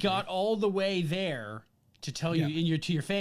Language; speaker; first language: English; native; English